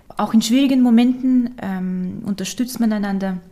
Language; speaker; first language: German; early bilingual, other home language; Romanian